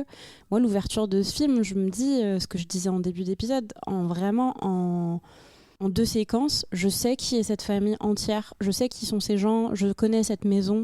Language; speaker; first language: French; native; French